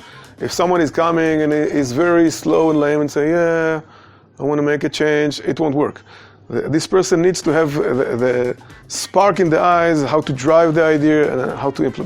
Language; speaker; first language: English; non-native, fluent; Hebrew